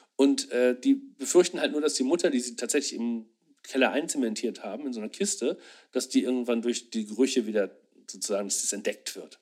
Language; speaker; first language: German; native; German